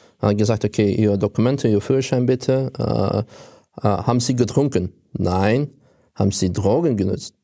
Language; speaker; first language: German; non-native, fluent; Russian